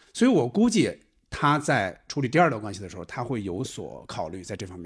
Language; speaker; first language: Chinese; native; Chinese